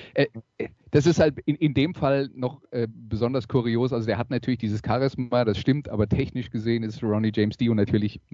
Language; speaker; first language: German; native; German